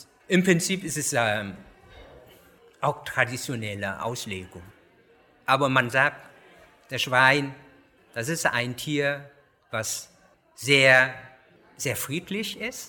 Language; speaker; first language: German; non-native, fluent; Vietnamese